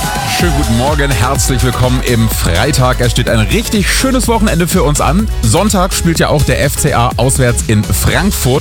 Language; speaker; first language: German; native; German